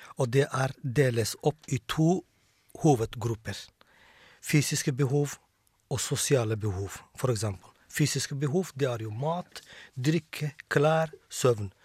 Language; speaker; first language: Norwegian; non-native, fluent; Somali